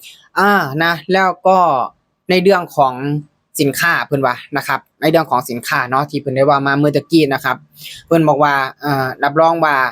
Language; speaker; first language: Thai; non-native, local second language; Lao